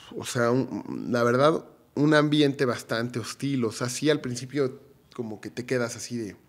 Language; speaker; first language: Spanish; native; Spanish